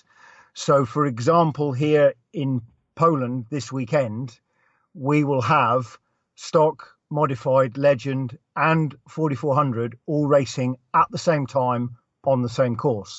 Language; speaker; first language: English; native; English